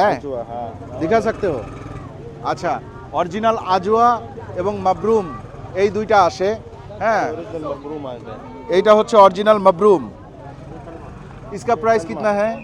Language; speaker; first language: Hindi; non-native, learner; Bangla